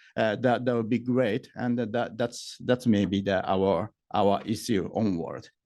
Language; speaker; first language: English; non-native, fluent; Japanese